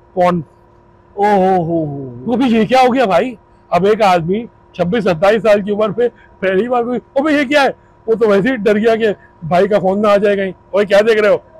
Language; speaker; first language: Urdu; native; Urdu